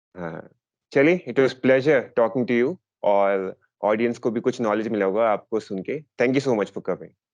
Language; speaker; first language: Hindi; native; Hindi